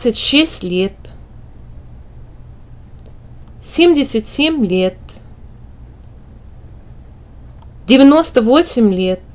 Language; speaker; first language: Russian; non-native, fluent; English